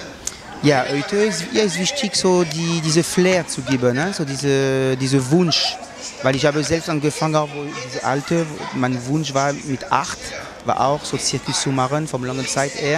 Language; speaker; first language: German; non-native, learner; French